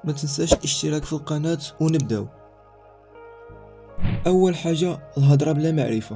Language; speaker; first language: Arabic; native; Arabic